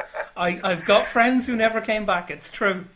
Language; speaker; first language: English; native; English